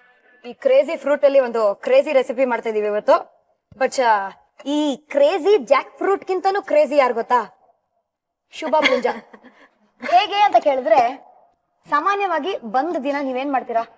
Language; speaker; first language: Kannada; native; Kannada